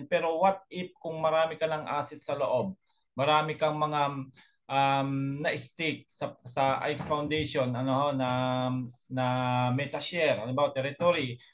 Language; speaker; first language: Filipino; non-native, local second language; Pangasinan